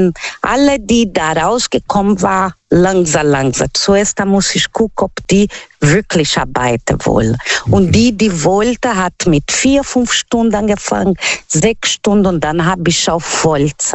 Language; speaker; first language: German; non-native, learner; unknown